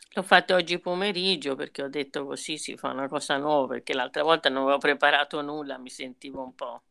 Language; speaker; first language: Italian; native; Italian